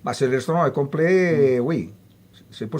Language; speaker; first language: French; non-native, fluent; Italian